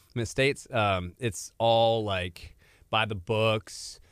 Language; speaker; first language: English; native; English